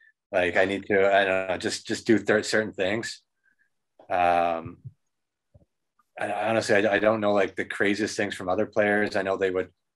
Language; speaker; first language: English; native; English